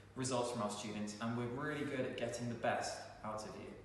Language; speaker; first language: English; native; English